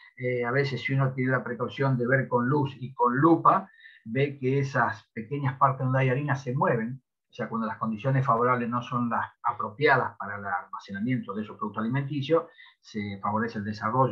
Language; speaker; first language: Spanish; native; Spanish